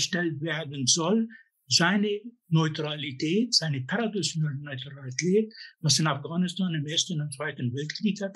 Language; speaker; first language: German; non-native, fluent; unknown